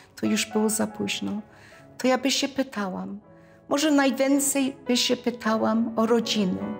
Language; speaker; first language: Polish; early bilingual, heritage; Polish